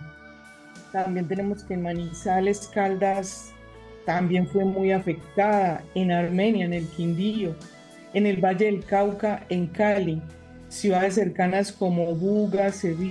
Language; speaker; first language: Spanish; native; Spanish